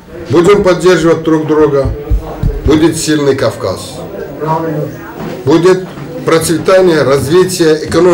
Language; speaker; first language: Russian; non-native, local second language; Georgian